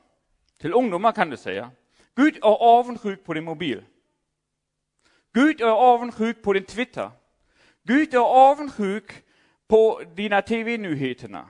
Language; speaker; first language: Swedish; non-native, fluent; German